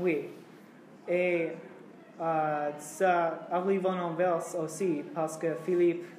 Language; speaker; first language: French; non-native, learner; English